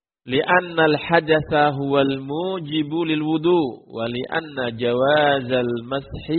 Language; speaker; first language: Arabic; non-native, fluent; Indonesian